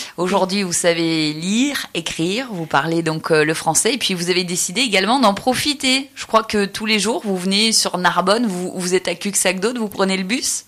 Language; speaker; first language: French; native; French